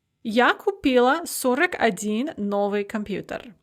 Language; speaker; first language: Russian; non-native, fluent; English